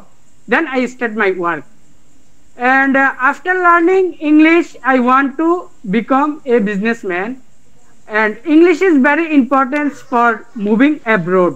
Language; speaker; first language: English; non-native, learner; Bangla